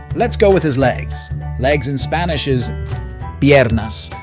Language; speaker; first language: English; non-native, fluent; Spanish